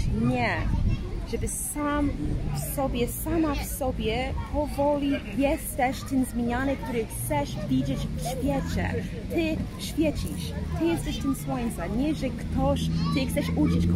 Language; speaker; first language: Polish; non-native, fluent; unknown